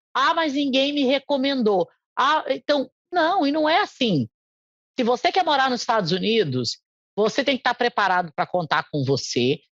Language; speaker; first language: Portuguese; native; Portuguese